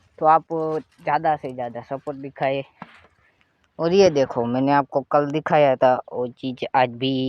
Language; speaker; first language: Hindi; non-native, local second language; Gujarati